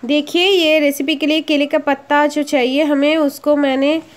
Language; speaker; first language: Hindi; non-native, local second language; Bangla